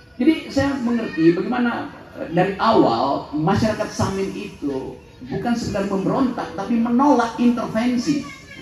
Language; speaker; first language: Indonesian; native; Indonesian